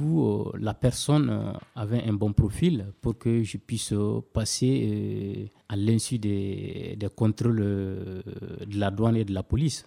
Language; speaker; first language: French; non-native, local second language; Bambara